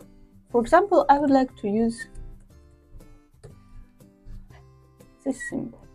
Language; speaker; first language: English; non-native, fluent; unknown